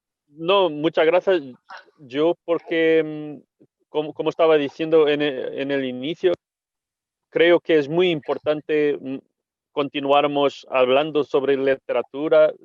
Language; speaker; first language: Spanish; non-native, fluent; Portuguese